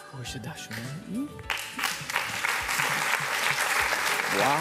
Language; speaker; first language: Albanian; non-native, learner; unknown